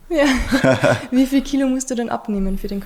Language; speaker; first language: German; native; German